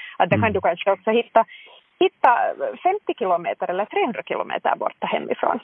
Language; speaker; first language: Swedish; native; Swedish